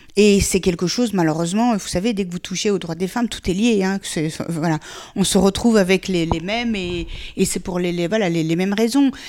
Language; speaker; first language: French; early bilingual, other home language; Persian